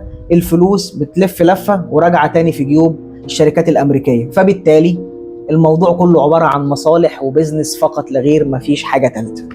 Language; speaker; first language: Arabic; native; Arabic